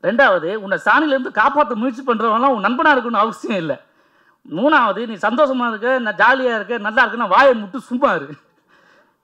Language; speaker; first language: Tamil; native; Tamil